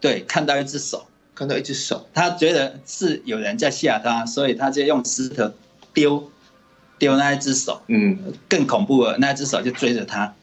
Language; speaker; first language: Chinese; native; Chinese